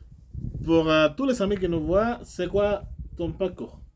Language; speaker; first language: French; non-native, learner; Spanish